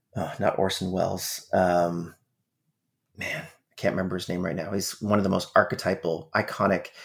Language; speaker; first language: English; native; English